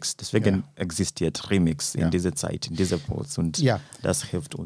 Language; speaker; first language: German; non-native, fluent; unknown